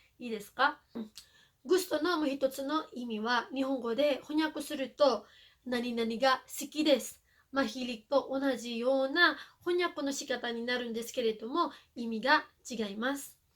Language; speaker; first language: Japanese; non-native, fluent; Filipino